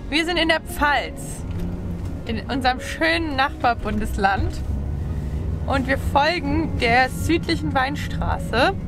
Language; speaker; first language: German; native; German